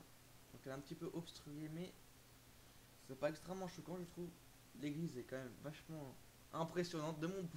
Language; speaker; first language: French; native; French